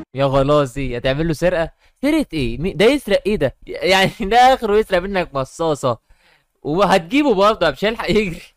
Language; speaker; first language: Arabic; native; Arabic